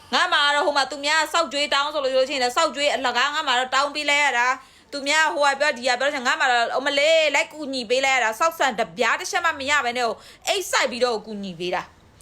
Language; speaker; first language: Burmese; non-native, local second language; Karen languages